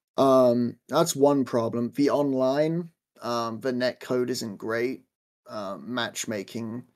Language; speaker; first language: English; native; English